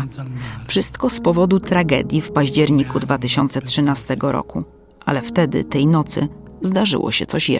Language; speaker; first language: Polish; native; Polish